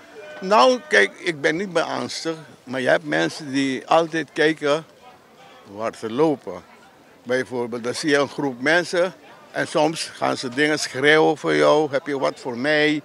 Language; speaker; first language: Dutch; non-native, local second language; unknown